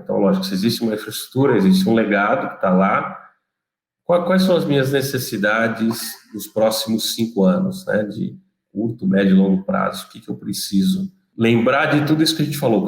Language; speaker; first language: Portuguese; native; Portuguese